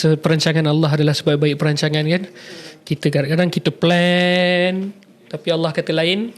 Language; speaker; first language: Malay; native; Malay